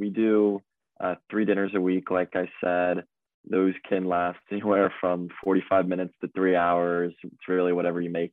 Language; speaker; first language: English; native; English